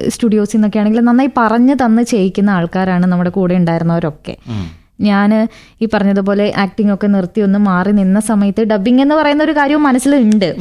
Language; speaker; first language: Malayalam; native; Malayalam